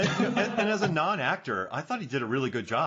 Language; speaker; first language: English; native; English